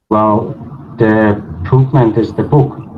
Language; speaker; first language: English; non-native, learner; Bosnian